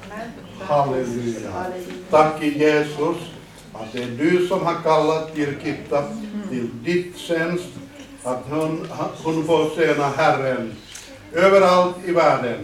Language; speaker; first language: Swedish; non-native, fluent; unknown